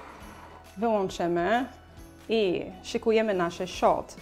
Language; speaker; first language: Polish; non-native, learner; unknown